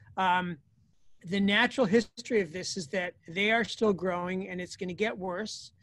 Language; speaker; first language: English; native; English